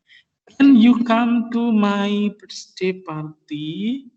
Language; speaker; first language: English; non-native, fluent; Indonesian